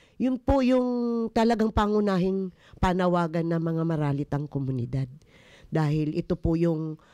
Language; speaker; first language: Filipino; native; Filipino